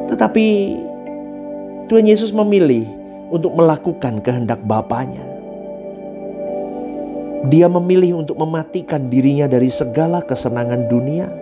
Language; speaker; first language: Indonesian; native; Indonesian